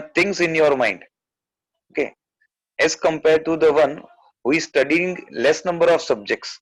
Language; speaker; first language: English; non-native, local second language; Gujarati